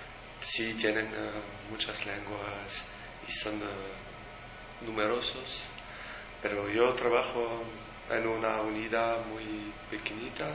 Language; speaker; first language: Spanish; non-native, fluent; French